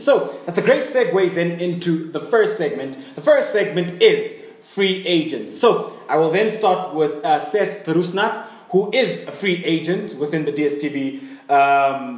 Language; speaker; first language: English; native; English